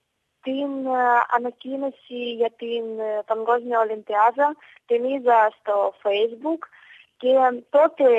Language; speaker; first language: Greek; non-native, fluent; Ukrainian